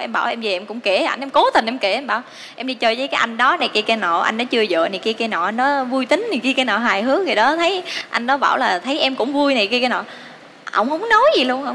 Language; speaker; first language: Vietnamese; native; Vietnamese